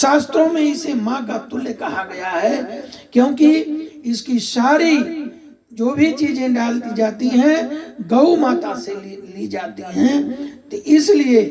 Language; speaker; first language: Hindi; native; Hindi